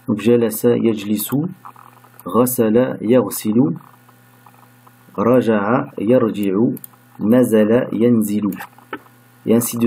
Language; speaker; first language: Arabic; non-native, fluent; French